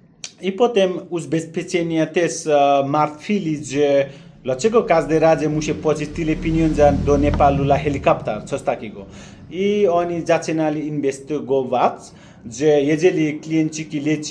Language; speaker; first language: Polish; non-native, learner; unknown